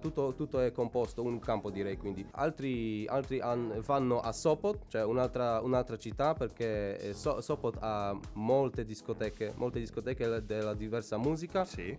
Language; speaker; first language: Italian; non-native, learner; Polish